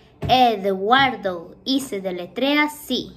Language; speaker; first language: Spanish; early bilingual, heritage; Spanish